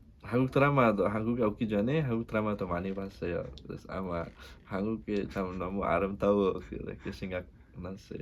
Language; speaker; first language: Korean; non-native, learner; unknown